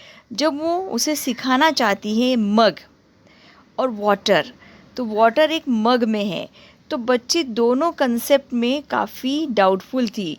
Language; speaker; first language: Hindi; native; Hindi